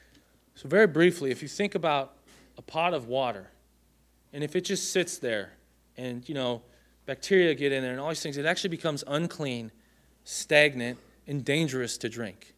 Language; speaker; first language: English; native; English